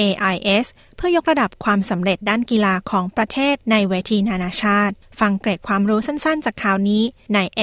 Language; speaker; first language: Thai; native; Thai